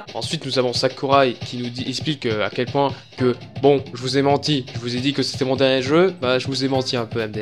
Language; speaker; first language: French; native; French